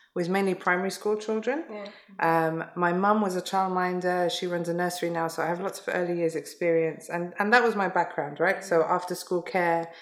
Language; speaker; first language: English; native; English